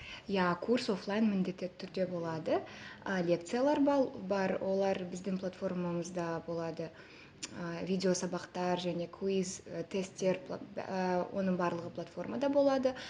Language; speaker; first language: Kazakh; non-native, local second language; Russian